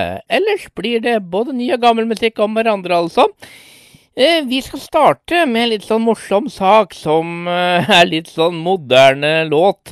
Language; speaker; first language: Norwegian; native; Norwegian